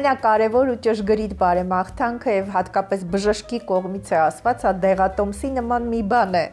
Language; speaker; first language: Armenian; native; Armenian